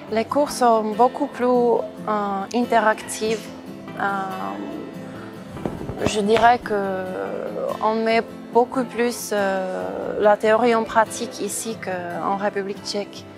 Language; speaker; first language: French; non-native, fluent; Czech